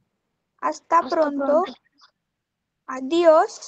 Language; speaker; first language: Spanish; non-native, learner; Marathi